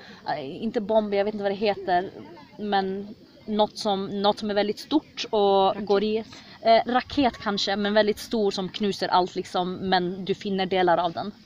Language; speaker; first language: Swedish; early bilingual, other home language; Kurdish